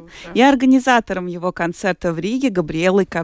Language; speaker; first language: Russian; native; Russian